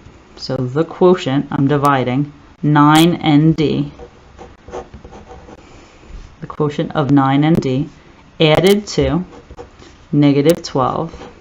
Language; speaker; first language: English; native; English